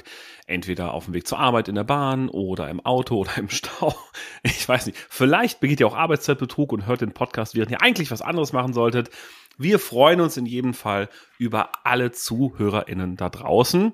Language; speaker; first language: German; native; German